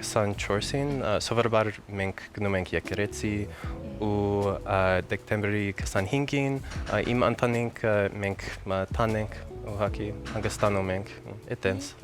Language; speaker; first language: Armenian; non-native, learner; English